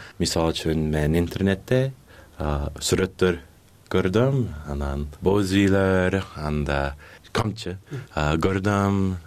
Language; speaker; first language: Kyrgyz; non-native, learner; English